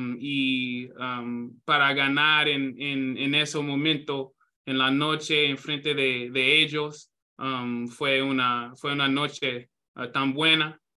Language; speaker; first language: Spanish; non-native, learner; English